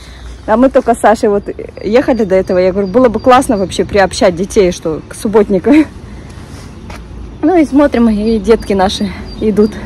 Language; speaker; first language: Russian; native; Russian